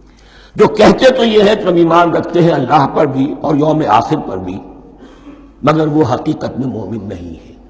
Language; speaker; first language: Urdu; native; Urdu